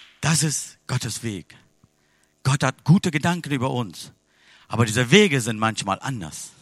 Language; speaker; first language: German; non-native, fluent; Tamil